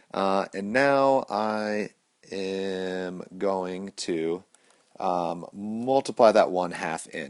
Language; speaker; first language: English; native; English